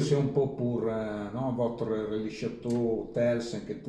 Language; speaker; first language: French; non-native, learner; Italian